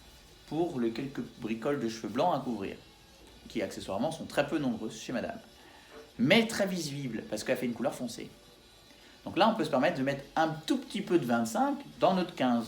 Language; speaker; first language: French; native; French